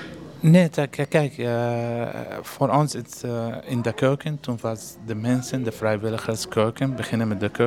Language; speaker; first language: Dutch; non-native, learner; Arabic